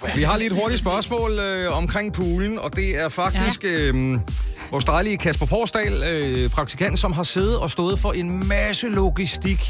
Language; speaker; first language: Danish; native; Danish